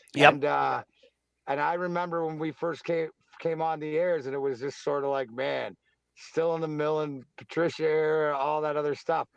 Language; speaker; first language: English; native; English